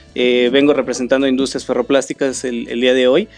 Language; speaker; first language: Spanish; native; Spanish